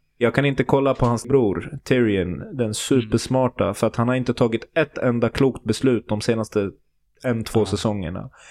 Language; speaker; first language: Swedish; early bilingual, other home language; Turoyo